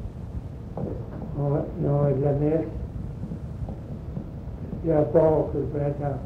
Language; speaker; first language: French; native; French